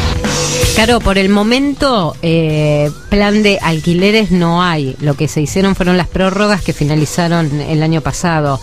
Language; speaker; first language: Spanish; native; Spanish